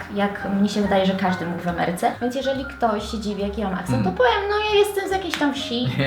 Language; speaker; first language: Polish; native; Polish